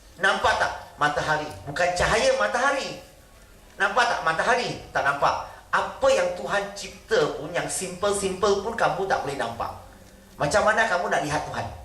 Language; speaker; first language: Malay; non-native, local second language; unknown